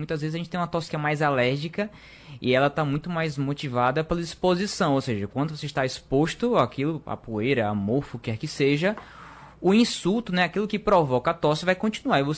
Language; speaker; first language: Portuguese; native; Portuguese